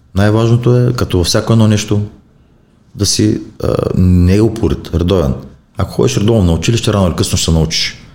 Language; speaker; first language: Bulgarian; native; Bulgarian